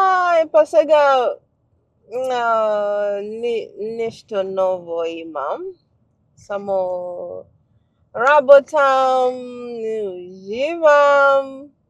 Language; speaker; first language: Macedonian; non-native, learner; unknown